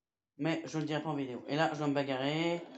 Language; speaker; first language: French; native; French